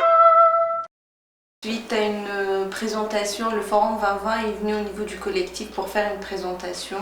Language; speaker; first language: French; non-native, local second language; Arabic